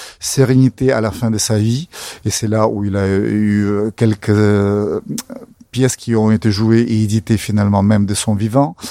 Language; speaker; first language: French; non-native, fluent; Russian